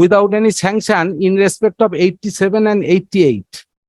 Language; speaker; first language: English; non-native, local second language; Bangla